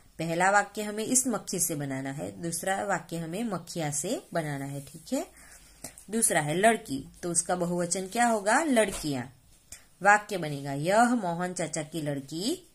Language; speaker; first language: Hindi; non-native, local second language; Gujarati